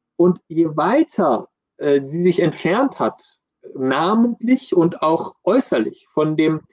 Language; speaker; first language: German; early bilingual, other home language; Persian